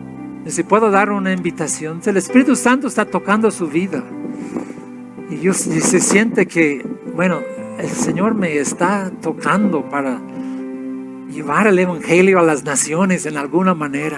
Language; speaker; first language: Spanish; non-native, fluent; English